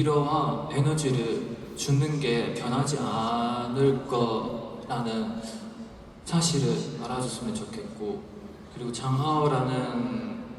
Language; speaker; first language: Korean; non-native, fluent; Chinese